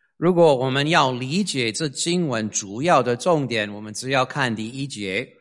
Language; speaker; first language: Chinese; non-native, fluent; English